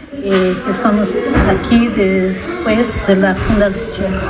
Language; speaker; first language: Spanish; non-native, learner; Portuguese